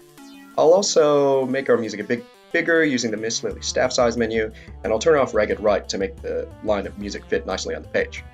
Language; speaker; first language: English; native; English